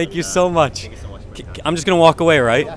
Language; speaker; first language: English; native; English